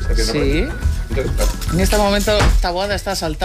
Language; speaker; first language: Spanish; native; Spanish